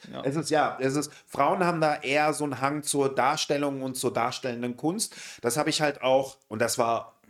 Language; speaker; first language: German; native; German